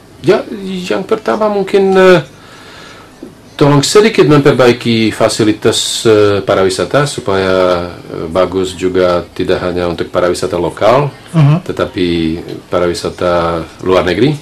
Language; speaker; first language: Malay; non-native, fluent; Slovak